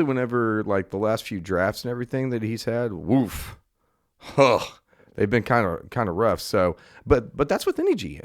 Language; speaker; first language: English; native; English